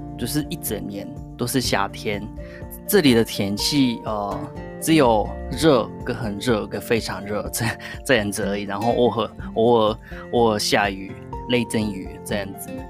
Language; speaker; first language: Chinese; non-native, fluent; Japanese